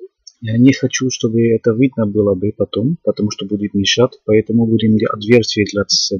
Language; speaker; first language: Russian; non-native, learner; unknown